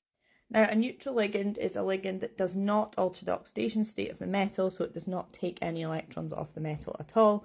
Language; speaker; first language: English; native; English